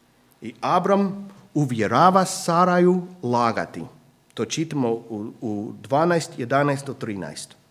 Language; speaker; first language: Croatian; non-native, fluent; English